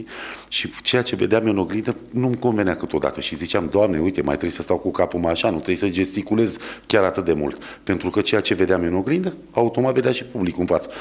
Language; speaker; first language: Romanian; native; Romanian